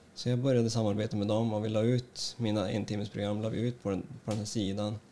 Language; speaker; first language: Swedish; native; Swedish